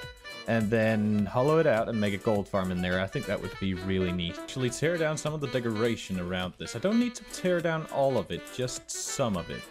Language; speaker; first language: English; native; English